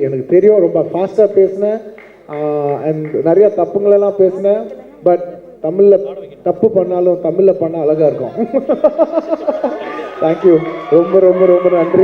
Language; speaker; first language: Tamil; non-native, fluent; Telugu